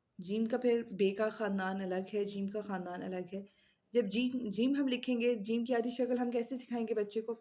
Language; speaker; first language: Urdu; native; Urdu